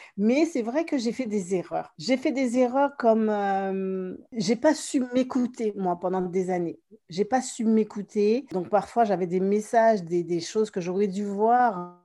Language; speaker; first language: French; native; French